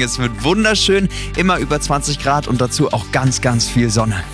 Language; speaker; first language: German; native; German